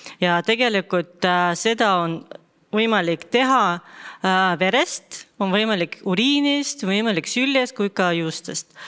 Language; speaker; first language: Estonian; non-native, local second language; Russian